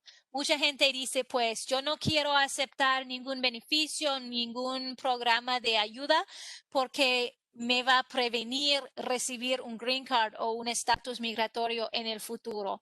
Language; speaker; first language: Spanish; non-native, fluent; English